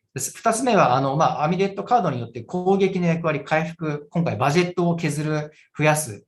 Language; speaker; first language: Japanese; native; Japanese